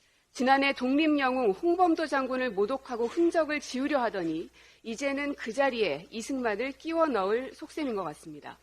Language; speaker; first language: Korean; native; Korean